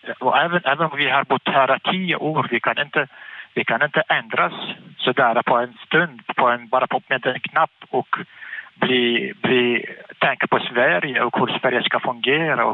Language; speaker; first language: Swedish; non-native, fluent; Arabic